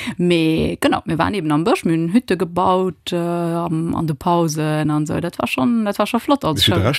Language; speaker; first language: Luxembourgish; early bilingual, other home language; Italian